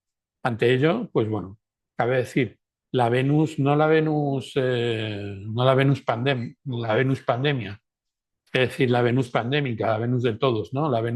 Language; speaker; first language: Spanish; native; Spanish